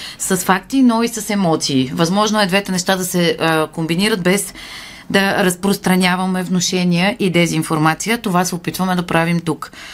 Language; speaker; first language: Bulgarian; native; Bulgarian